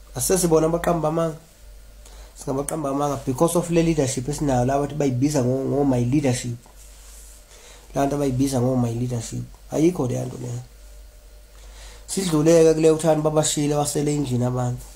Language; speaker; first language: Zulu; native; Zulu